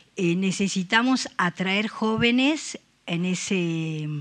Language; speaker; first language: Spanish; non-native, fluent; French